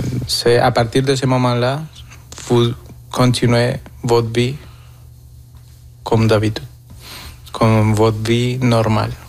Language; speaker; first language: French; non-native, fluent; Spanish